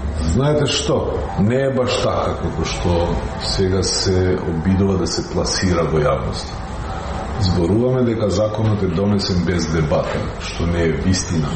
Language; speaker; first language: Macedonian; non-native, local second language; Albanian